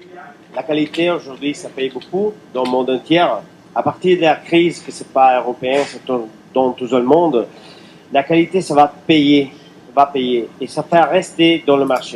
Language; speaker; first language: French; non-native, fluent; Italian